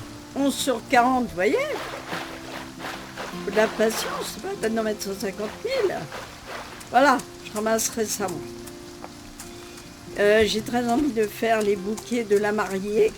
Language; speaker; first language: French; native; French